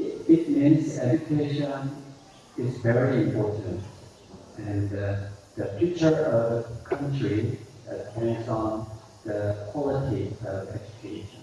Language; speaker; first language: English; non-native, fluent; Korean